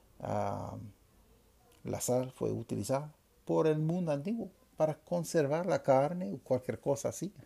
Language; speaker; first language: Spanish; non-native, fluent; English